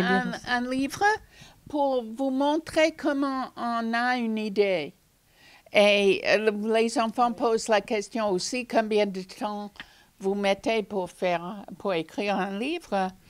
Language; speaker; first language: French; non-native, fluent; English